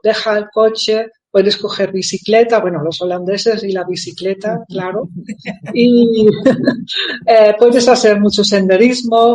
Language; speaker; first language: Spanish; non-native, fluent; Dutch